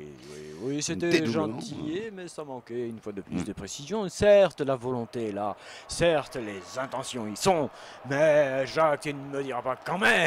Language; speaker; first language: French; native; French